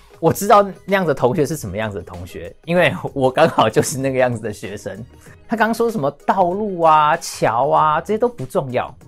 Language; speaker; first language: Chinese; early bilingual, heritage; English